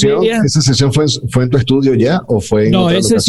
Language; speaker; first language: Spanish; native; Spanish